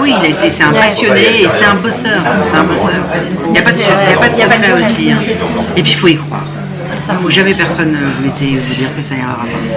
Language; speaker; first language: French; native; French